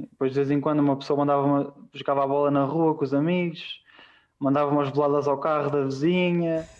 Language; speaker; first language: Portuguese; native; Portuguese